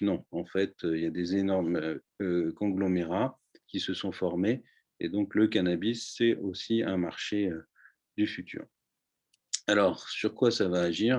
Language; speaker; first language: French; native; French